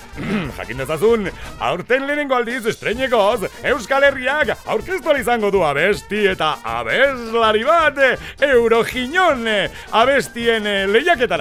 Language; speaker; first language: Basque; native; Basque